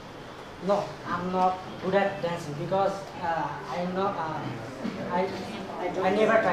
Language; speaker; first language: English; non-native, learner; Bangla